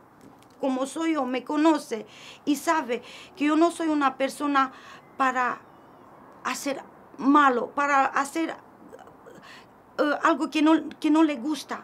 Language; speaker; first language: Spanish; non-native, learner; Romanian